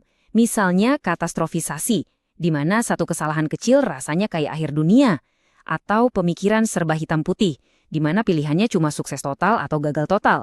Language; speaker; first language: Indonesian; native; Indonesian